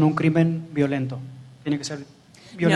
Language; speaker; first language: Spanish; native; Spanish